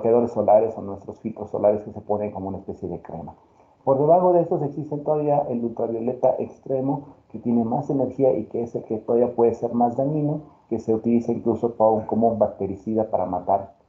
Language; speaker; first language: Spanish; native; Spanish